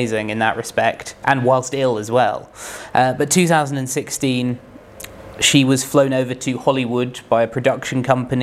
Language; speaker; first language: English; native; English